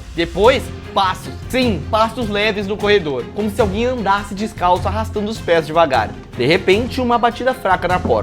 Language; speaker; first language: Portuguese; native; Portuguese